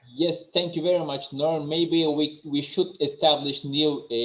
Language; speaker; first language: English; non-native, fluent; Turkish